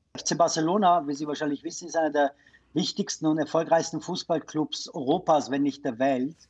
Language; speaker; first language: German; non-native, fluent; Persian